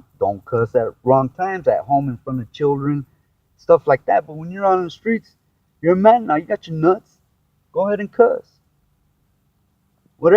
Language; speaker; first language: English; native; English